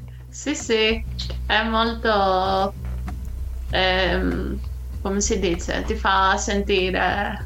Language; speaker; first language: Italian; non-native, fluent; Greek